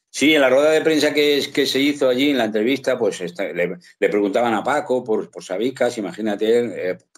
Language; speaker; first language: Spanish; native; Spanish